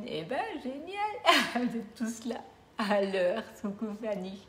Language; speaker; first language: French; native; French